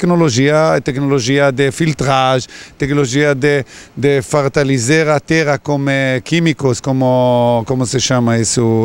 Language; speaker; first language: Portuguese; non-native, learner; Hebrew